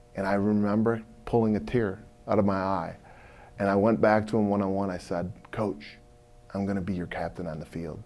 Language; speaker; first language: English; native; English